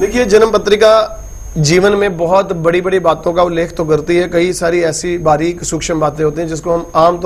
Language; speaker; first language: Hindi; native; Hindi